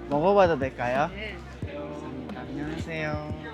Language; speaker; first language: Korean; non-native, learner; Indonesian